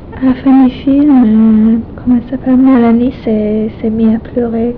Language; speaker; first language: French; non-native, fluent; English